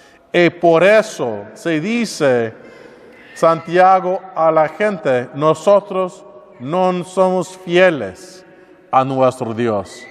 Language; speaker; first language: Spanish; non-native, learner; English